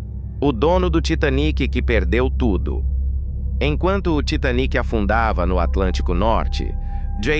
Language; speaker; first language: Portuguese; native; Portuguese